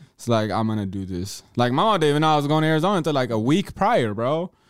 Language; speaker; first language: English; early bilingual, other home language; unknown